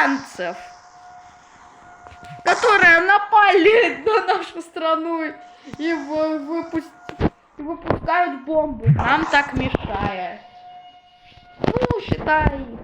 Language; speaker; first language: Russian; native; Russian